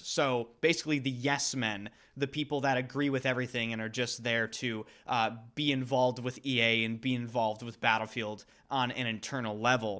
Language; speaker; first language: English; native; English